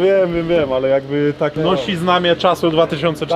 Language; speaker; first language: Polish; native; Polish